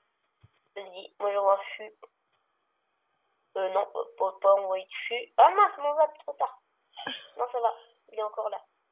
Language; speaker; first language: French; native; French